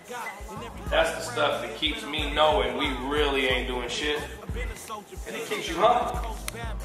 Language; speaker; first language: English; native; English